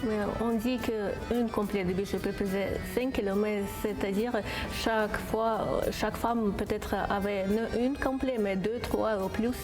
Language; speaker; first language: French; non-native, fluent; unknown